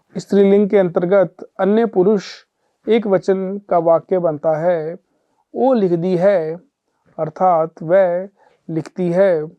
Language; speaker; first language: Hindi; non-native, local second language; Punjabi